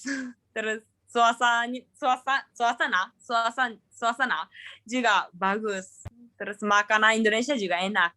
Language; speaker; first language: Indonesian; non-native, learner; Japanese